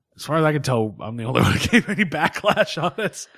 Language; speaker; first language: English; native; English